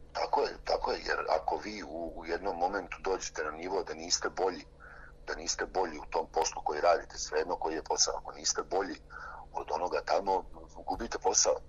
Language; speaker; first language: Serbian; native; Serbian